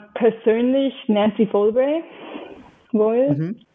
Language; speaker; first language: German; non-native, fluent; English